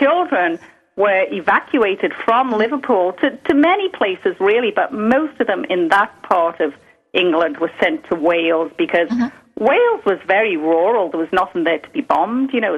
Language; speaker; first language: English; native; English